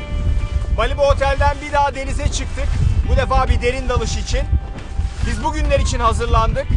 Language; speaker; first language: Turkish; native; Turkish